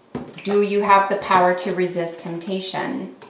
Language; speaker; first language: English; native; English